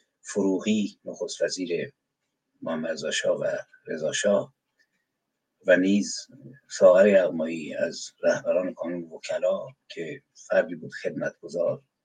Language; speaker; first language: Persian; native; Persian